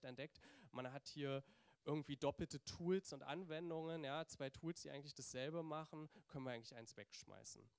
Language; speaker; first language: German; native; German